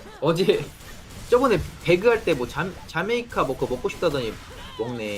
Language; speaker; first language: Korean; native; Korean